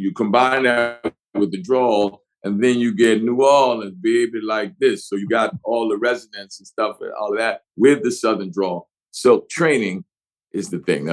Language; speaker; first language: English; native; English